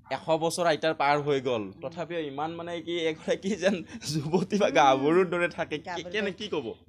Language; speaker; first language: Assamese; native; Assamese